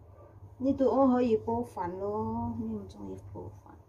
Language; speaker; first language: Chinese; non-native, learner; Indonesian